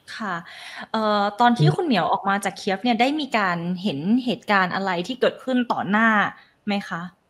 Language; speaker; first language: Thai; native; Thai